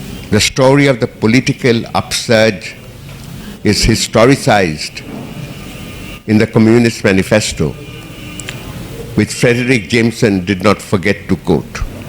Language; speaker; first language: English; non-native, local second language; Bangla